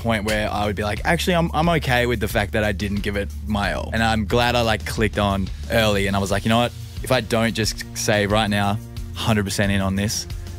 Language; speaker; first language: English; native; English